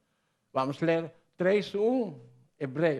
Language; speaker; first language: Portuguese; non-native, learner; Filipino